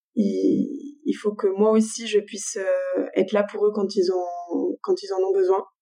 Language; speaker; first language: French; native; French